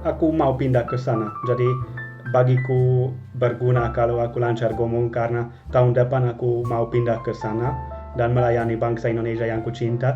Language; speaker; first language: Indonesian; non-native, fluent; Hungarian